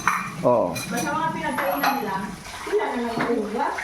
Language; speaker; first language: Filipino; native; Filipino